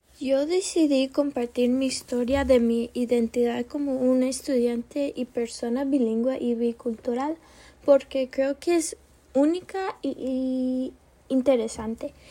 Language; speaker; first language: Spanish; early bilingual, heritage; Spanish